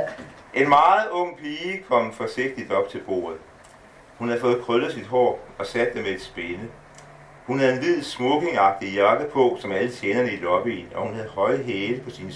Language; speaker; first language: Danish; native; Danish